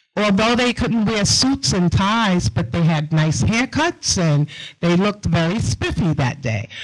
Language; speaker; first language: English; native; English